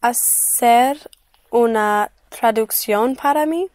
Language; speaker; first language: Spanish; non-native, learner; English